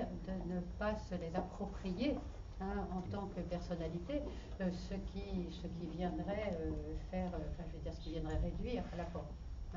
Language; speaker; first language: French; native; French